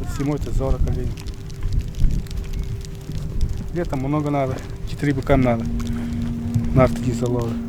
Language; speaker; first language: Russian; non-native, local second language; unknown